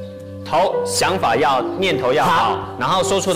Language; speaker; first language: Chinese; native; Chinese